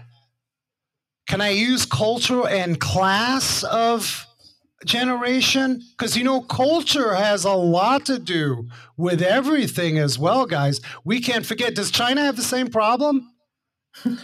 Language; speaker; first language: English; native; English